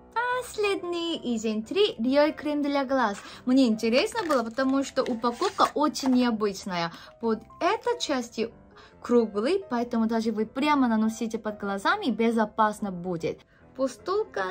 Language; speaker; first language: Russian; non-native, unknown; Korean